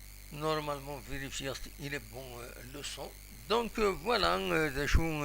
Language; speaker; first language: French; non-native, local second language; Kabyle